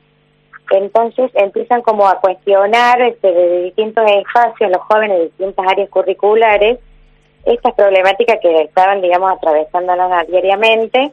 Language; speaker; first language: Spanish; native; Spanish